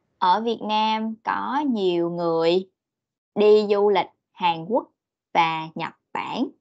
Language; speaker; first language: Vietnamese; native; Vietnamese